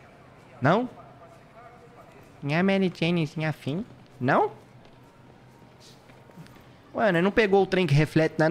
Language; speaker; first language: Portuguese; native; Portuguese